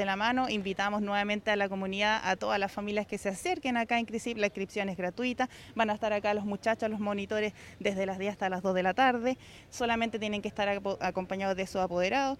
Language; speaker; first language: Spanish; native; Spanish